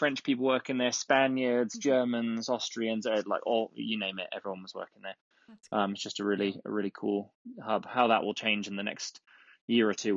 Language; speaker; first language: English; native; English